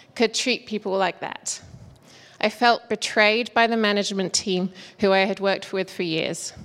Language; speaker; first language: English; native; English